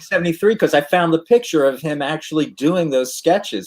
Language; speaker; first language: English; native; English